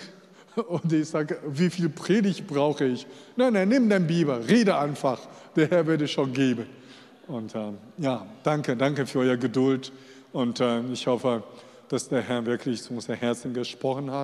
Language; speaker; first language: German; non-native, fluent; Chinese